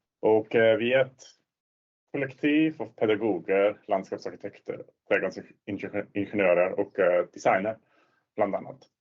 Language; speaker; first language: Swedish; non-native, fluent; Swiss German